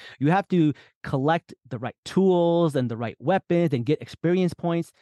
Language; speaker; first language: English; early bilingual, other home language; Urdu